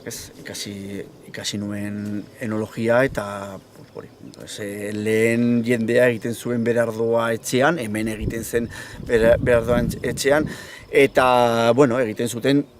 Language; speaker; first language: Basque; non-native, local second language; Spanish